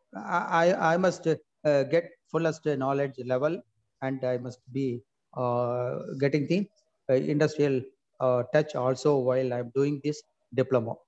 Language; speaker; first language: English; non-native, local second language; Tamil